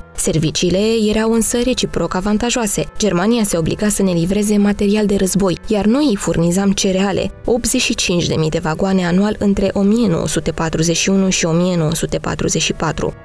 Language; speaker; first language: Romanian; native; Romanian